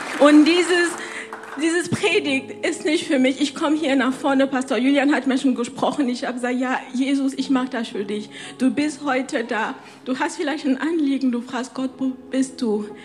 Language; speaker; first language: German; non-native, fluent; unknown